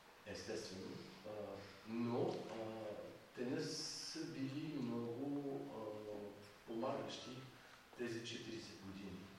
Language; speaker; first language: Bulgarian; non-native, fluent; French